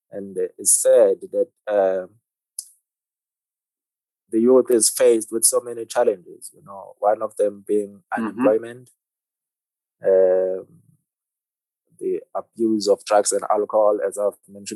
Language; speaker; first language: English; non-native, local second language; Zulu